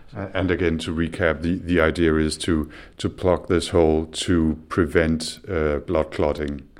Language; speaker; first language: English; non-native, fluent; Danish